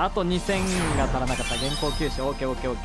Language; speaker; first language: Japanese; native; Japanese